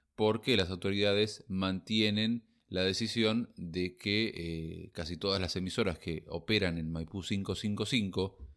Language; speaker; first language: Spanish; native; Spanish